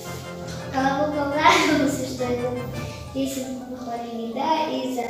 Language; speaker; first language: Russian; non-native, local second language; Yakut